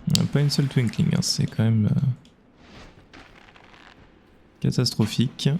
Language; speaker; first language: French; native; French